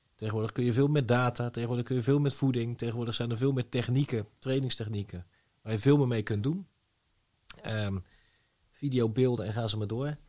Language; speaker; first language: Dutch; native; Dutch